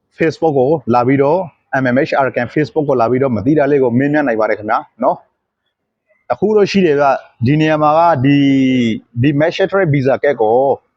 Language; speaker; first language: Burmese; non-native, local second language; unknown